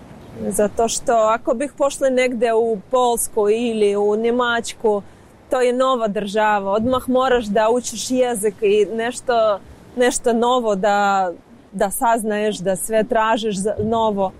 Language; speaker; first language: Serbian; non-native, learner; Ukrainian